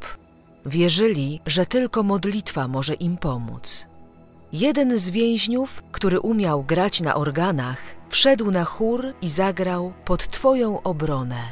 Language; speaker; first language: Polish; native; Polish